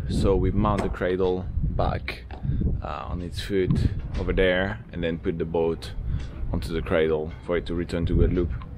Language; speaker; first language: English; non-native, fluent; French